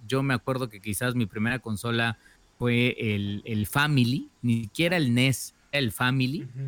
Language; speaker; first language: Spanish; native; Spanish